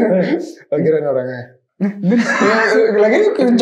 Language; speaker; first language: Indonesian; native; Indonesian